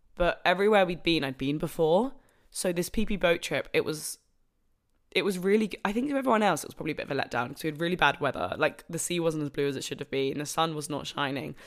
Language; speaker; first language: English; native; English